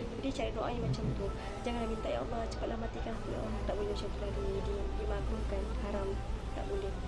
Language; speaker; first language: Malay; native; Malay